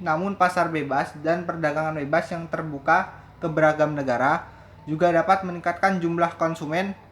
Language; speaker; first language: Indonesian; native; Indonesian